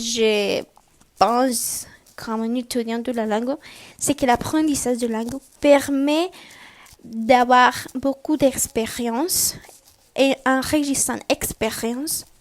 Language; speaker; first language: French; non-native, learner; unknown